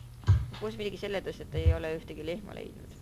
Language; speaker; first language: Estonian; native; Estonian